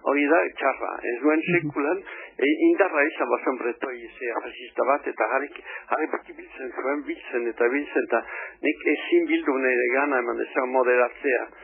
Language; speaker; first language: Basque; early bilingual, heritage; French